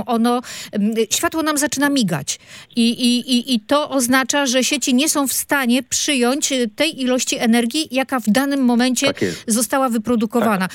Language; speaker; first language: Polish; native; Polish